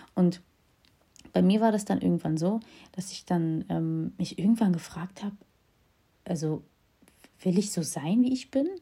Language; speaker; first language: German; early bilingual, other home language; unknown